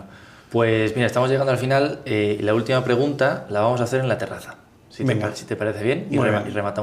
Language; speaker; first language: Spanish; native; Spanish